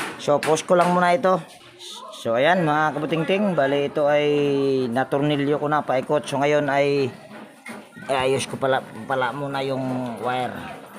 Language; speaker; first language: Filipino; non-native, local second language; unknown